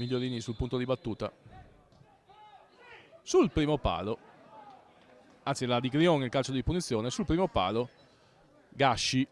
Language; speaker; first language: Italian; native; Italian